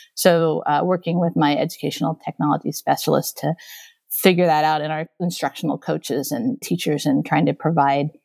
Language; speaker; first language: English; early bilingual, other home language; Japanese